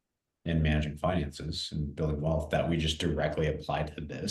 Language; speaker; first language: English; native; English